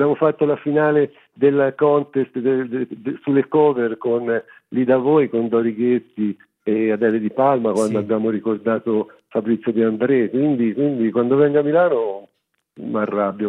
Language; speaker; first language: Italian; native; Italian